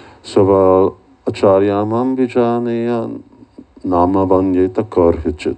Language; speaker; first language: Hungarian; early bilingual, heritage; Hungarian